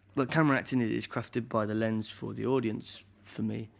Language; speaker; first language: English; native; English